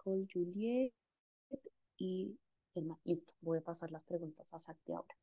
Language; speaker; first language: Spanish; non-native, fluent; Indonesian